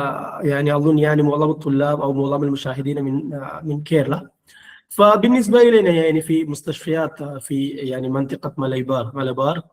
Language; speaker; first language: Arabic; non-native, fluent; Malayalam